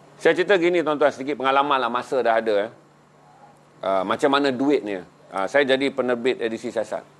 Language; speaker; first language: Malay; native; Malay